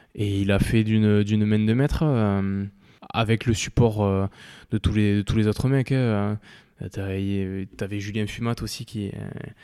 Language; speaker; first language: French; native; French